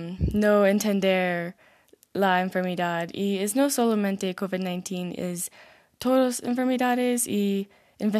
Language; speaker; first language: Spanish; non-native, learner; English